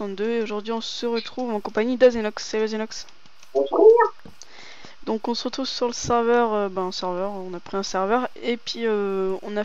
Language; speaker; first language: French; native; French